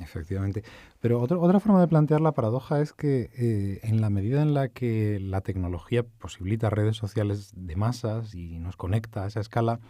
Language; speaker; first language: Spanish; native; Spanish